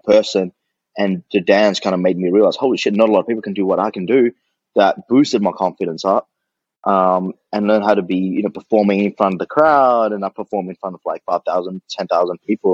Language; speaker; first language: English; early bilingual, other home language; Indonesian